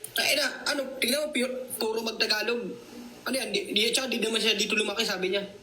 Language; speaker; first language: Filipino; native; Filipino